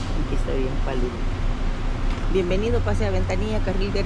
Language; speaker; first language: Spanish; native; Spanish